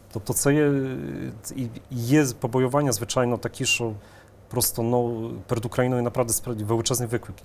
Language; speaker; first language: Ukrainian; early bilingual, heritage; Ukrainian